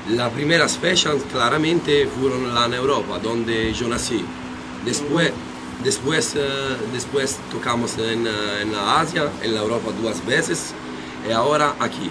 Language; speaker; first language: Spanish; non-native, learner; Italian